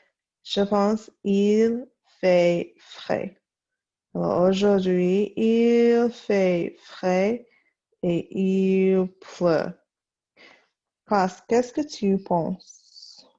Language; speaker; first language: French; non-native, fluent; English